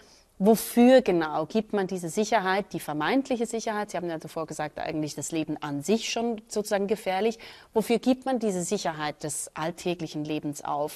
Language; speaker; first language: German; native; German